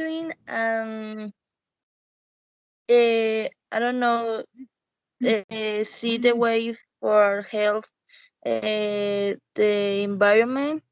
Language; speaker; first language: English; non-native, learner; Spanish